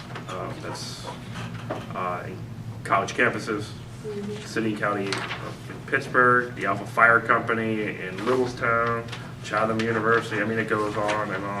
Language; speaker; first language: English; native; English